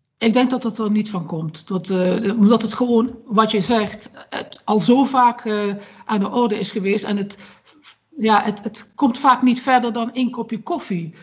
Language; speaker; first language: Dutch; native; Dutch